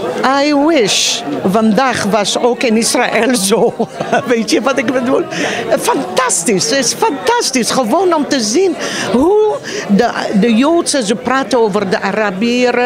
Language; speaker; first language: Dutch; non-native, fluent; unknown